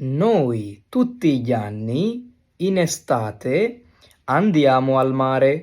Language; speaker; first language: Italian; non-native, fluent; Bangla